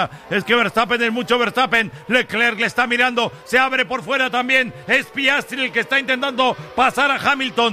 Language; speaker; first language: Spanish; native; Spanish